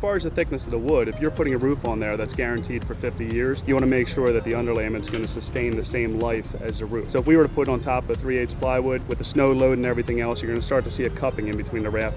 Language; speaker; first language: English; native; English